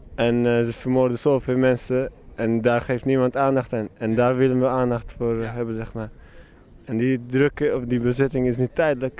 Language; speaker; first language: Dutch; early bilingual, other home language; Turkish